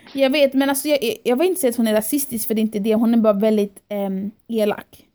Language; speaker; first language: Swedish; early bilingual, other home language; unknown